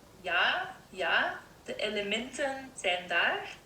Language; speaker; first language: Dutch; non-native, fluent; English